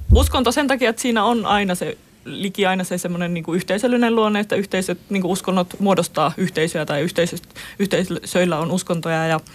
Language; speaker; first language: Finnish; native; Finnish